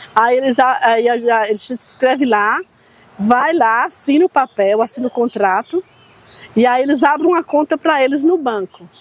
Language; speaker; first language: Portuguese; native; Portuguese